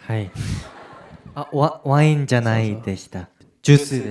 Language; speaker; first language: Japanese; non-native, learner; Korean